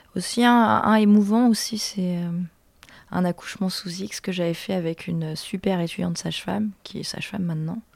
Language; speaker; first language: French; native; French